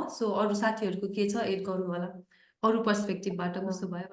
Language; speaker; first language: Nepali; native; Nepali